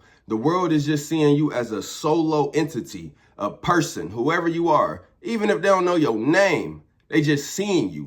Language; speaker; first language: English; native; English